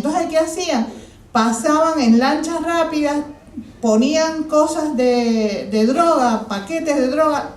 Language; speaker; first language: Spanish; native; Spanish